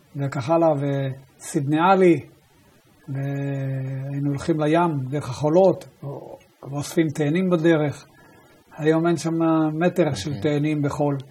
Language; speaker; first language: Hebrew; early bilingual, other home language; German